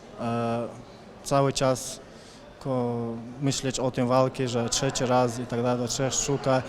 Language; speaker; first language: Polish; non-native, fluent; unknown